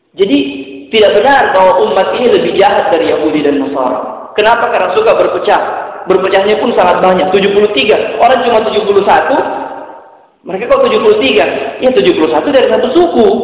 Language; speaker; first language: Indonesian; native; Indonesian